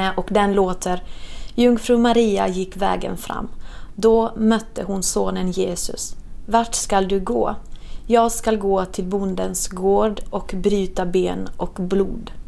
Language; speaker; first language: Swedish; non-native, fluent; Italian